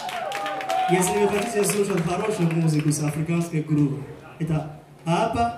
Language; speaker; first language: Russian; non-native, learner; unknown